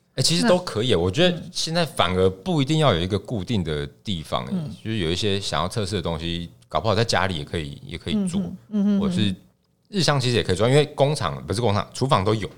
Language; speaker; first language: Chinese; native; Chinese